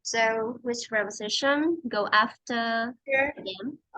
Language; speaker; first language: English; non-native, fluent; Vietnamese